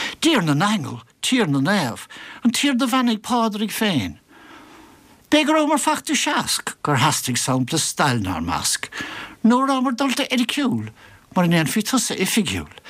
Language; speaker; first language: Irish; native; Irish